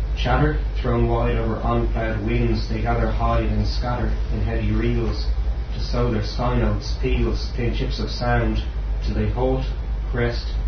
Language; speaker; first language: English; native; English